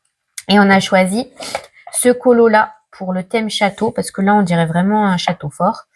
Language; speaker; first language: French; native; French